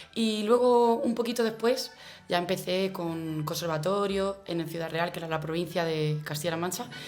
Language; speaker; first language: Spanish; native; Spanish